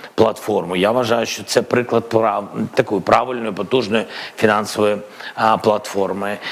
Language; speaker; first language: Ukrainian; non-native, local second language; Russian